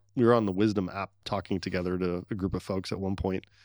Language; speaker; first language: English; early bilingual, other home language; Arabic